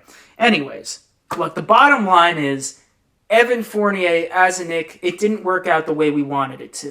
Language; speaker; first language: English; native; English